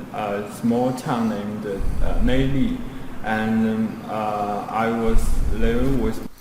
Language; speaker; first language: English; non-native, learner; Chinese